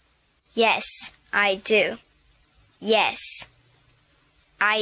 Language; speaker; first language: English; non-native, learner; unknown